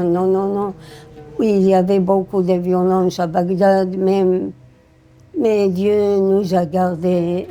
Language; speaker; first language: French; non-native, fluent; Arabic